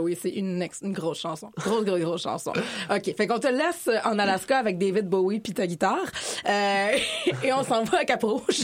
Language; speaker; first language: French; native; French